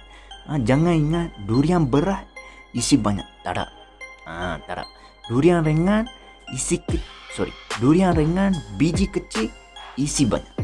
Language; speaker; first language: Malay; native; Malay